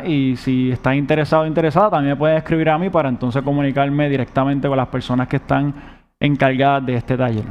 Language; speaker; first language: Spanish; native; Spanish